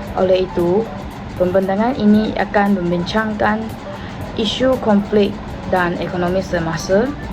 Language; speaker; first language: Malay; non-native, local second language; Chinese